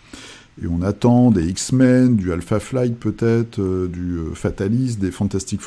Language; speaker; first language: French; native; French